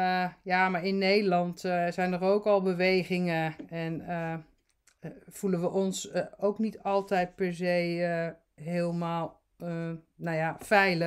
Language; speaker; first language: Dutch; native; Dutch